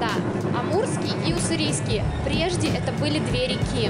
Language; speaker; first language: Russian; native; Russian